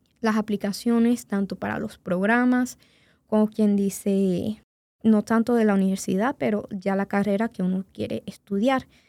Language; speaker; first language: Spanish; native; Spanish